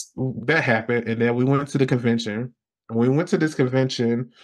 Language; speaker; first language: English; native; English